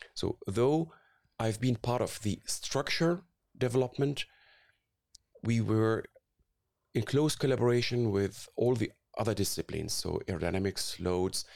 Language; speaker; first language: English; non-native, fluent; Arabic